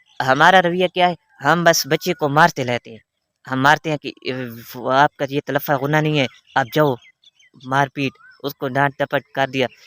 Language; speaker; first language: Urdu; non-native, local second language; Baluchi